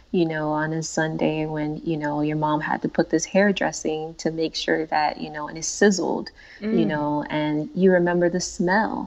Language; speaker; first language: English; native; English